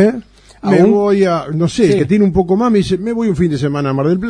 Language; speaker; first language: Spanish; native; Spanish